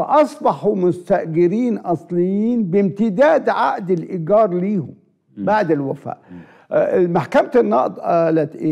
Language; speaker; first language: Arabic; native; Arabic